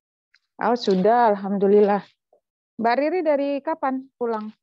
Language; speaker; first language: Indonesian; native; Indonesian